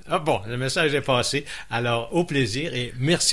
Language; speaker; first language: French; native; French